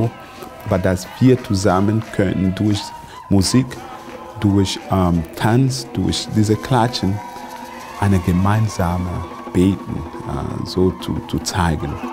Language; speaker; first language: German; non-native, fluent; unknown